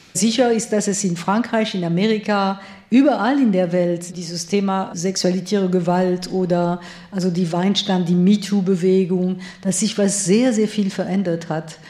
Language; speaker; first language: German; non-native, fluent; French